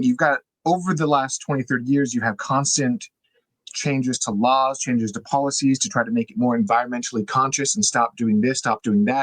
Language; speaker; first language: English; native; English